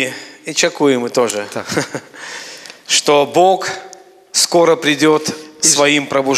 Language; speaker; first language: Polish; non-native, learner; Russian